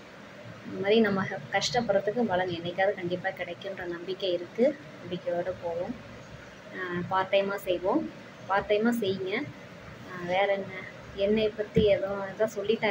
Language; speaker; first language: Tamil; native; Tamil